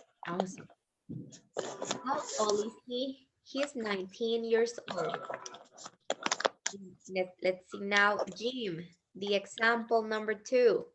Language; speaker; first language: English; non-native, fluent; Spanish